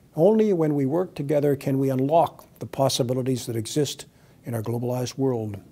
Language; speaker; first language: English; native; English